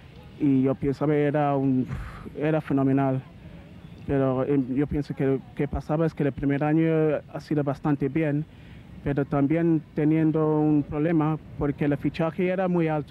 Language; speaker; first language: Spanish; non-native, learner; English